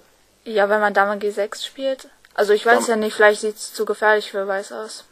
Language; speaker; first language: German; native; German